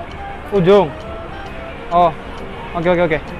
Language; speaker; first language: Indonesian; native; Indonesian